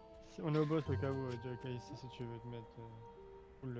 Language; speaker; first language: French; native; French